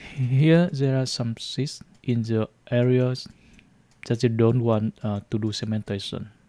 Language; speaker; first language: English; non-native, learner; Vietnamese